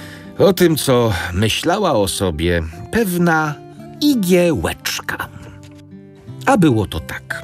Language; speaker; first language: Polish; native; Polish